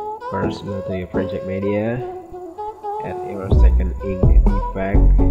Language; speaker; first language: English; non-native, fluent; Indonesian